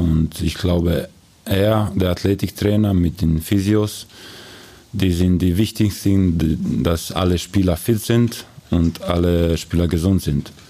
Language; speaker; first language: German; non-native, learner; Croatian